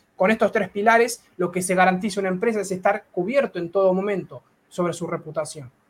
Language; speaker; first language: Spanish; native; Spanish